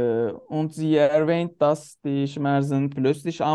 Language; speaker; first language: German; non-native, learner; Turkish